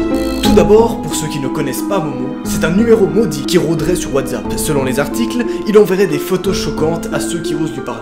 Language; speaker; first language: French; native; French